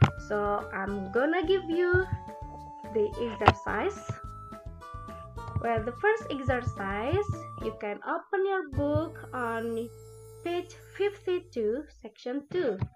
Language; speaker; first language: English; non-native, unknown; Indonesian